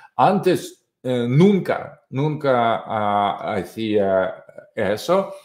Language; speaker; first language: Spanish; non-native, learner; Russian